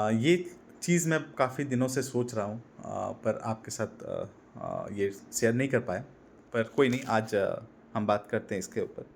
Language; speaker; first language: Hindi; non-native, local second language; Bangla